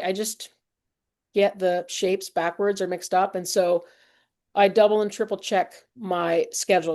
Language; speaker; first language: English; native; English